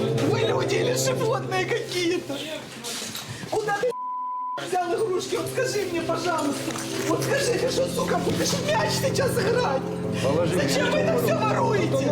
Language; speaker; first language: Russian; native; Russian